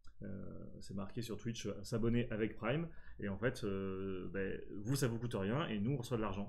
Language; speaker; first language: French; native; French